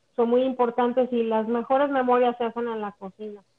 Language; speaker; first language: Spanish; native; Spanish